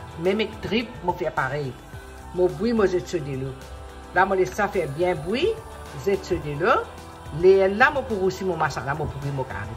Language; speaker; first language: French; non-native, local second language; Morisyen